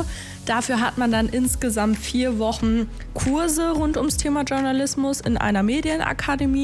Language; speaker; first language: German; native; German